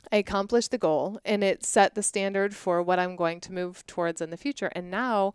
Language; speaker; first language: English; native; English